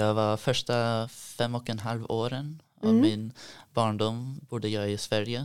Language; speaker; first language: Swedish; early bilingual, heritage; Swedish